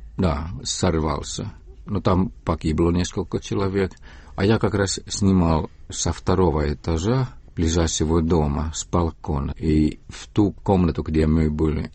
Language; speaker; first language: Russian; non-native, fluent; Estonian